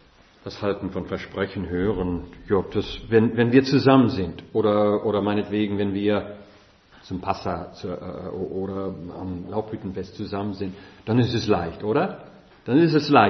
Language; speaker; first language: German; non-native, fluent; English